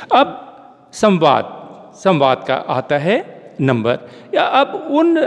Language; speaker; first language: Hindi; native; Hindi